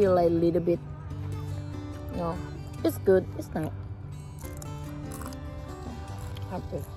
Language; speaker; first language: English; non-native, learner; Thai